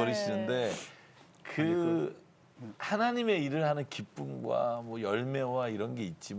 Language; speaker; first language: Korean; native; Korean